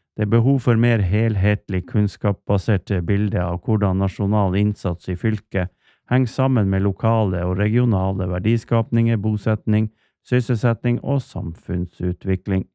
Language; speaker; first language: Norwegian; native; Norwegian